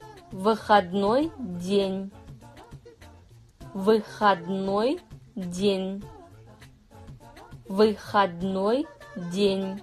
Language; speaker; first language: Russian; non-native, fluent; Kazakh